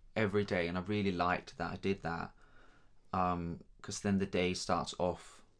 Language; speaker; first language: English; non-native, fluent; Danish